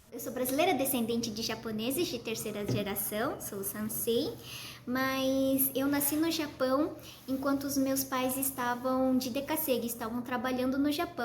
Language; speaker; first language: Portuguese; early bilingual, heritage; Portuguese